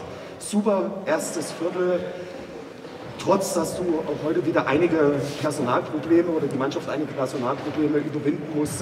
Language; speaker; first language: German; native; German